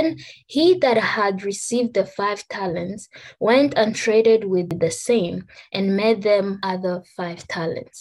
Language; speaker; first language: English; non-native, local second language; Kinyarwanda